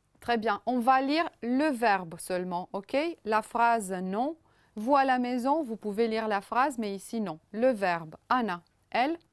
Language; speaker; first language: French; non-native, fluent; Romanian